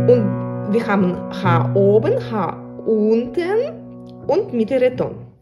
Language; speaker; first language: German; non-native, learner; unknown